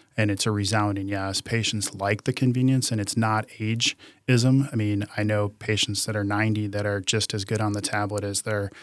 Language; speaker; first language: English; native; English